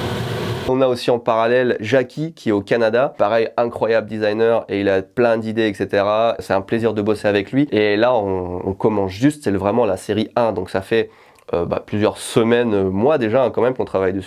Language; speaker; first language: French; native; French